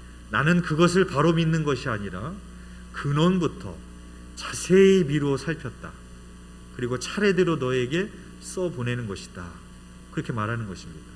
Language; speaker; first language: Korean; native; Korean